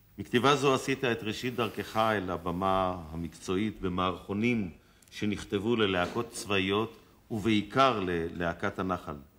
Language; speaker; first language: Hebrew; native; Hebrew